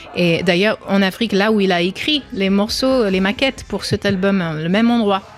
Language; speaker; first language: French; non-native, fluent; English